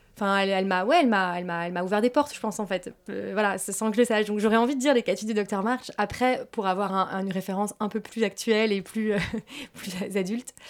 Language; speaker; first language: French; native; French